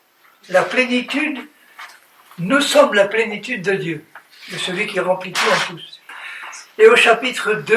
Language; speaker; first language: French; native; French